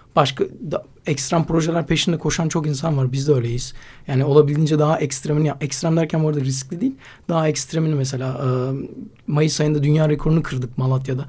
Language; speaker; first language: Turkish; native; Turkish